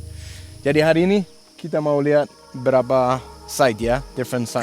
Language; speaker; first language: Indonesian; non-native, learner; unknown